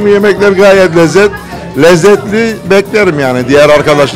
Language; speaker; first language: Turkish; native; Turkish